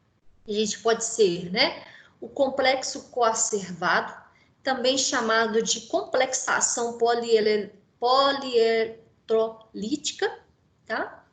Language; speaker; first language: Portuguese; native; Portuguese